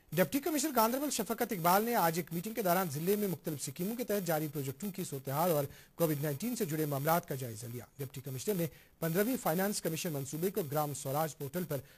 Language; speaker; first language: Urdu; non-native, local second language; Kashmiri